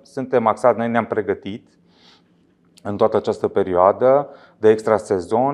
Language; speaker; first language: Romanian; native; Romanian